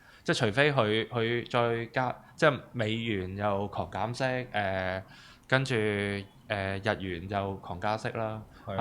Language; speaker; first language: Cantonese; native; Cantonese